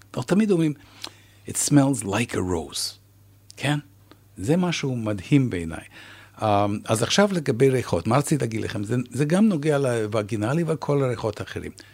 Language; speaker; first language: Hebrew; non-native, fluent; English